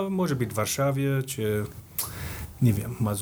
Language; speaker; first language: Polish; non-native, learner; English